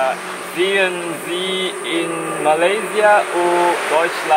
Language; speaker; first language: German; non-native, learner; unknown